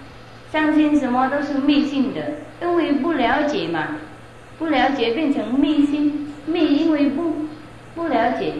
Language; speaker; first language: Chinese; non-native, fluent; Vietnamese